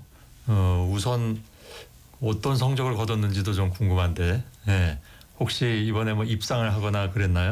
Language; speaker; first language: Korean; native; Korean